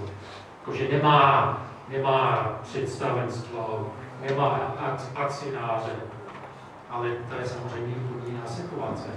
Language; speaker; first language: Czech; non-native, fluent; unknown